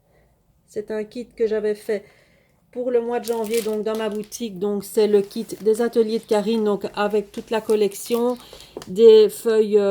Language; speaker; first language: French; native; French